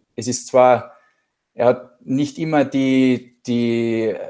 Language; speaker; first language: German; native; German